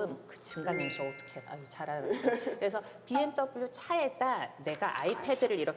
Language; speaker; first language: Korean; native; Korean